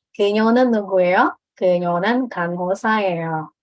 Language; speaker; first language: Korean; non-native, fluent; Indonesian